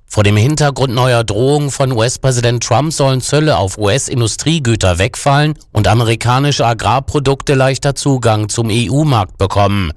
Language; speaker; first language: German; native; German